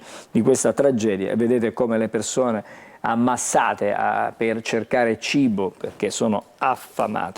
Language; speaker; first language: Italian; native; Italian